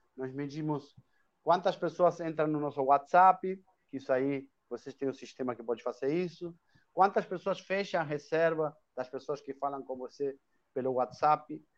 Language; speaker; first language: Portuguese; non-native, fluent; Spanish